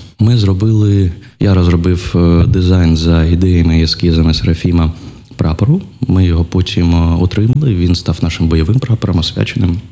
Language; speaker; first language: Ukrainian; non-native, local second language; Russian